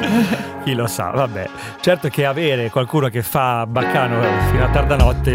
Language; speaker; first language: Italian; native; Italian